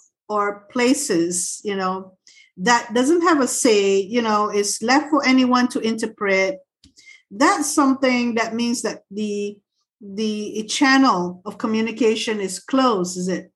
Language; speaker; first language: English; non-native, local second language; Malay